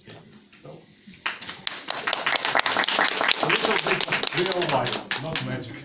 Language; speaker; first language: English; non-native, learner; Russian